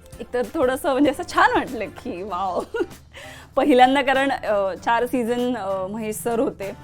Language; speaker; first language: Marathi; native; Marathi